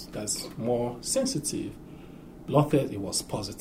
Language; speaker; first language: English; non-native, local second language; Igbo